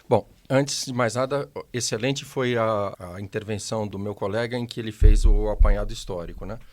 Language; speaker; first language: Portuguese; native; Portuguese